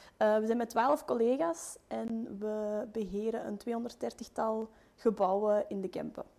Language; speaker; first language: Dutch; native; Dutch